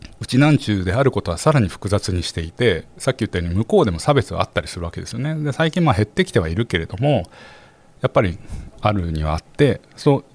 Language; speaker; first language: Japanese; native; Japanese